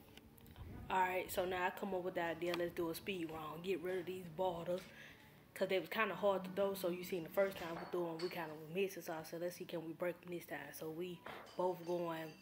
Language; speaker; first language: English; native; English